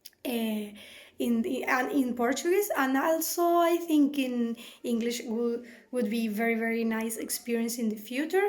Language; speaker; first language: English; non-native, fluent; Spanish